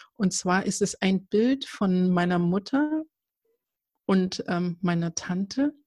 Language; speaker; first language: German; early bilingual, other home language; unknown